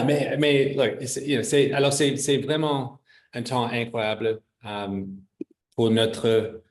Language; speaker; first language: French; non-native, fluent; English